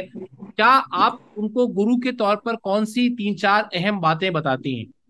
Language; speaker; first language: Hindi; native; Hindi